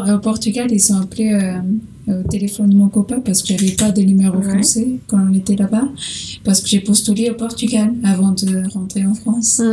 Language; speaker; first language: French; non-native, learner; Portuguese